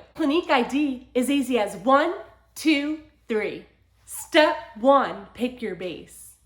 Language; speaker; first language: English; native; English